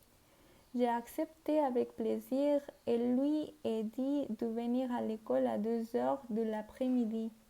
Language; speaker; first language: French; non-native, learner; Spanish